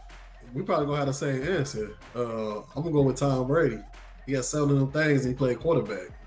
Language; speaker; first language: English; native; English